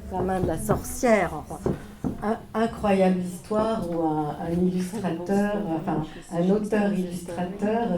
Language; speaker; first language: French; native; French